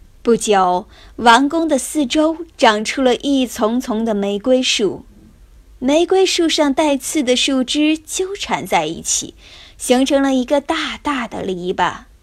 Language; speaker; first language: Chinese; native; Chinese